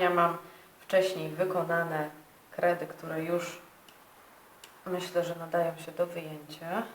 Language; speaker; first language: Polish; native; Polish